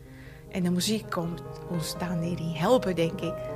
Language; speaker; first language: Dutch; non-native, fluent; Bulgarian